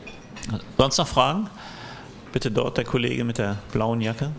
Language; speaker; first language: German; native; German